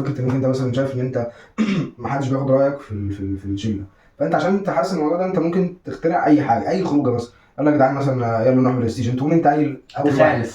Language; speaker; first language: Arabic; native; Arabic